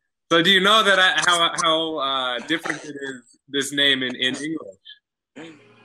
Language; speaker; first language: English; native; English